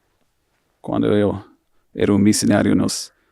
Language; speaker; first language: Portuguese; non-native, fluent; English